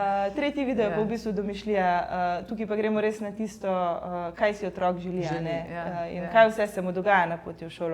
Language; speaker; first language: Slovenian; native; Slovenian